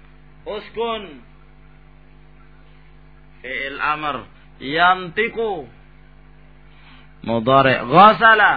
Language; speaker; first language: Arabic; non-native, fluent; Indonesian